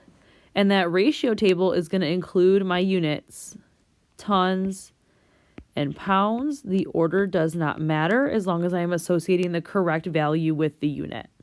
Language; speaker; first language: English; native; English